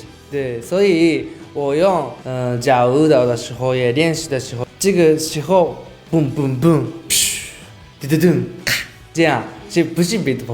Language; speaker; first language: Chinese; non-native, learner; Japanese